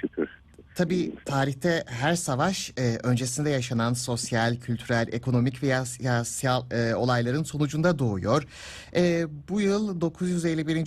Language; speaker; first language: Turkish; native; Turkish